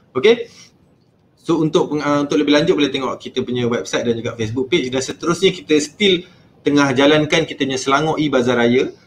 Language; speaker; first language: Malay; native; Malay